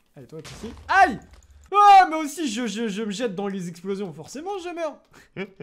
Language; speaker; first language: French; native; French